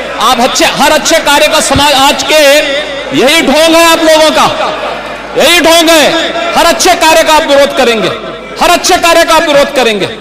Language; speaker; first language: Hindi; native; Hindi